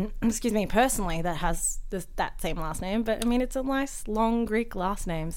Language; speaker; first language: English; native; English